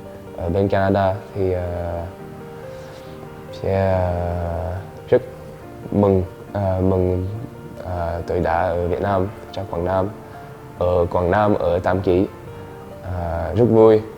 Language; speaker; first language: Vietnamese; early bilingual, heritage; Vietnamese